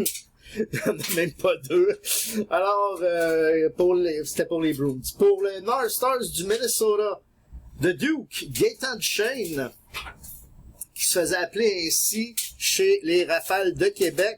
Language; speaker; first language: French; native; French